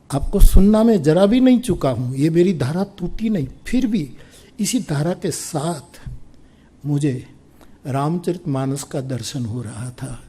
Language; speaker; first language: Hindi; non-native, local second language; Gujarati